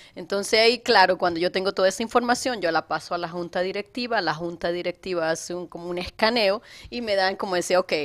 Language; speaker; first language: Spanish; native; Spanish